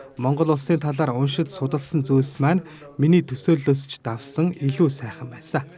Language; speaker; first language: Mongolian; non-native, fluent; Turkish